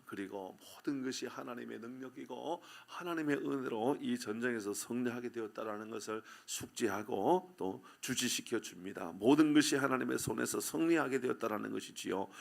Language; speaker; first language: Korean; native; Korean